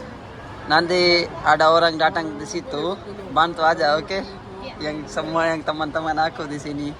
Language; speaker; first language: Indonesian; non-native, local second language; Urdu